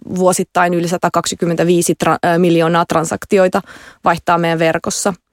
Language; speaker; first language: Finnish; non-native, local second language; Russian